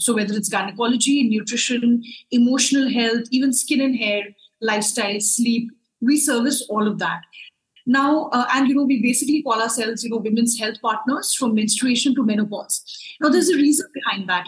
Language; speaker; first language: English; non-native, local second language; Hindi